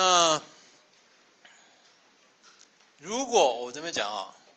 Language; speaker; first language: Chinese; native; Chinese